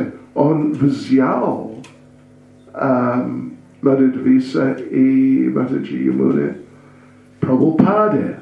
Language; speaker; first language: Russian; non-native, learner; English